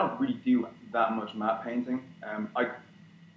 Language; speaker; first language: English; native; English